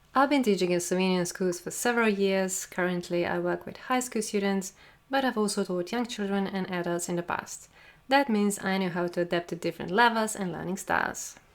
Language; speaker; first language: English; non-native, fluent; Slovenian